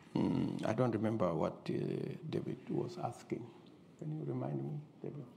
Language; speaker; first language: English; non-native, local second language; Kalenjin